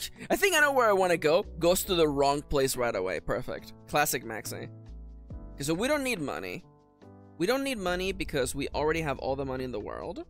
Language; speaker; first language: English; native; English